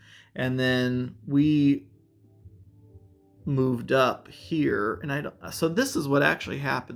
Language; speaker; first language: English; native; English